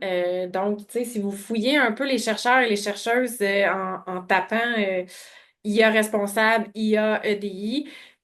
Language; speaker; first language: French; native; French